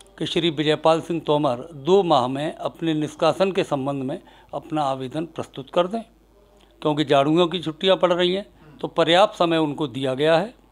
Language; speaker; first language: Hindi; native; Hindi